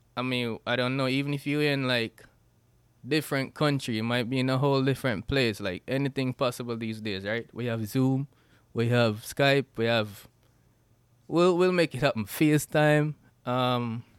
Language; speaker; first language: English; non-native, local second language; Jamaican Creole English